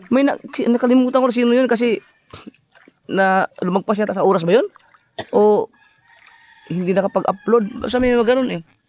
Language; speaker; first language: Filipino; non-native, local second language; Cebuano